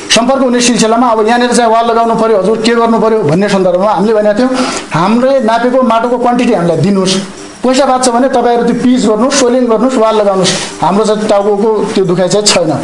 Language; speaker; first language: Nepali; native; Nepali